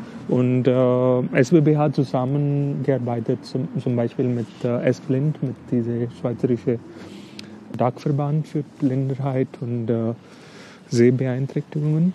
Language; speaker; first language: German; non-native, learner; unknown